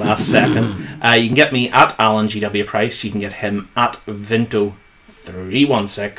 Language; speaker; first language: English; native; English